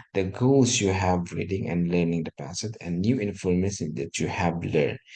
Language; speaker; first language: English; non-native, fluent; Indonesian